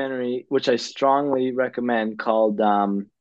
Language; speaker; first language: English; native; English